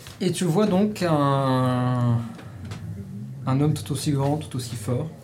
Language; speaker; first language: French; native; French